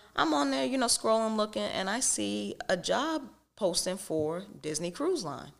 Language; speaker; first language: English; native; English